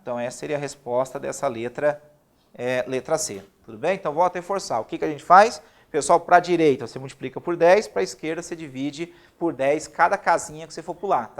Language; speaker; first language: Portuguese; native; Portuguese